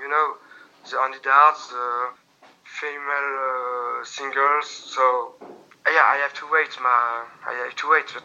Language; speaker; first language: English; non-native, learner; French